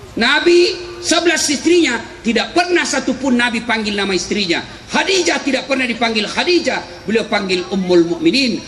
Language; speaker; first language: Indonesian; non-native, local second language; Buginese